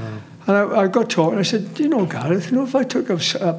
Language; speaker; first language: English; native; English